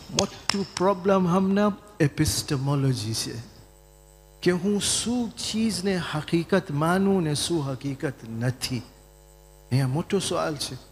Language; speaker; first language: Gujarati; early bilingual, heritage; Gujarati